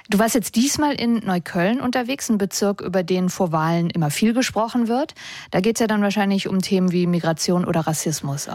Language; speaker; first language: German; native; German